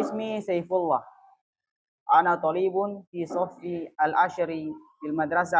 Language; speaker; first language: Arabic; non-native, learner; Indonesian